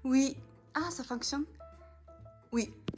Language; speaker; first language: French; non-native, learner; Japanese